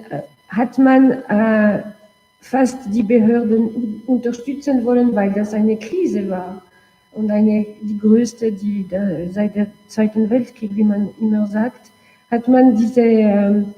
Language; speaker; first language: German; non-native, local second language; French